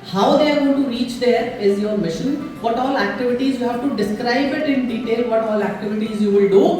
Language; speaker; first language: English; non-native, local second language; Punjabi